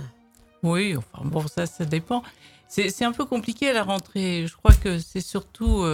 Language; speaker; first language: French; native; French